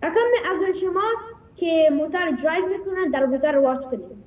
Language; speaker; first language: Persian; early bilingual, heritage; Persian